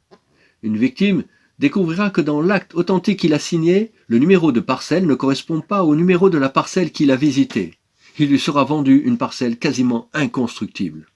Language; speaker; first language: French; native; French